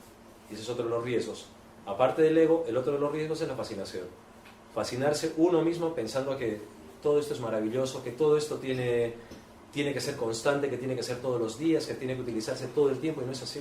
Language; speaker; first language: Spanish; native; Spanish